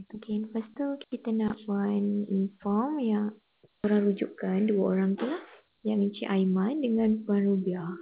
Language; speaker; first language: Malay; native; Malay